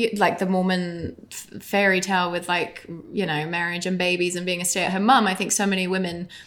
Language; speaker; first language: English; native; English